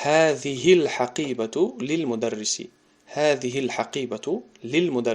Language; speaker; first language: Arabic; non-native, fluent; Tajik